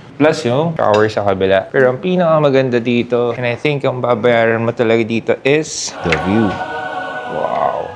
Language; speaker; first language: Filipino; non-native, local second language; Pampanga